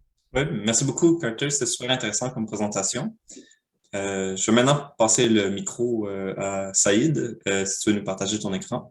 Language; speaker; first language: French; native; French